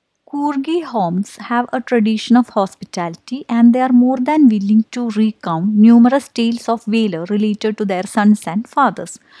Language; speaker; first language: English; non-native, local second language; Malayalam